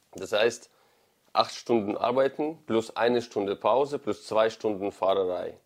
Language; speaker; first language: German; non-native, fluent; Ukrainian